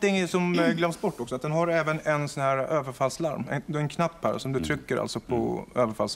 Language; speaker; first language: Swedish; native; Swedish